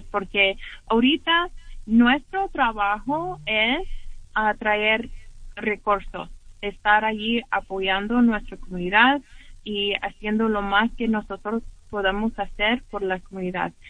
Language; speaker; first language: Spanish; early bilingual, heritage; English